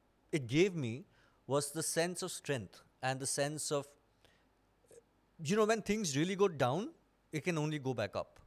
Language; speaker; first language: English; non-native, local second language; Bangla